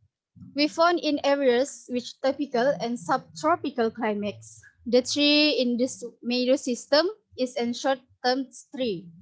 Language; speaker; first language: English; non-native, learner; Indonesian